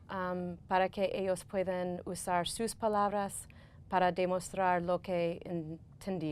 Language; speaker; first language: Spanish; non-native, fluent; English